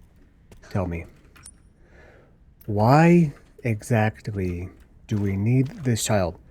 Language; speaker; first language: English; native; English